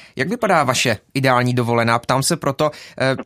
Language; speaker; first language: Czech; native; Czech